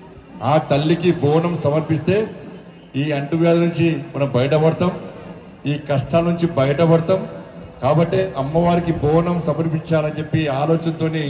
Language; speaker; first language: Telugu; native; Telugu